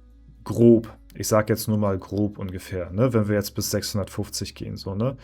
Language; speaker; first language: German; native; German